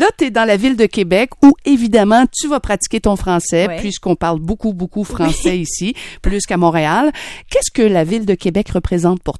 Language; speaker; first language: French; native; French